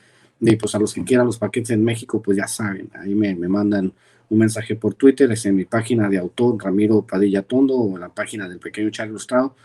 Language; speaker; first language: Spanish; native; Spanish